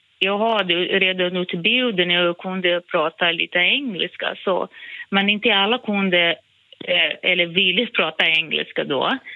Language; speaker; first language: Swedish; non-native, fluent; Portuguese